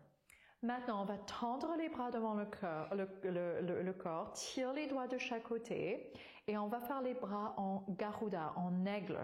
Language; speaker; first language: French; non-native, fluent; English